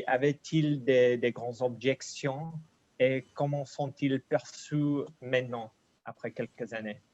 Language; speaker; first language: French; non-native, fluent; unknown